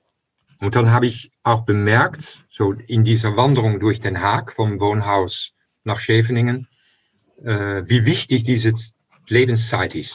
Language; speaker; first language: German; non-native, fluent; Dutch